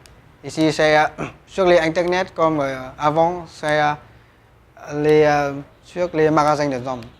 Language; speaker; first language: French; non-native, learner; Vietnamese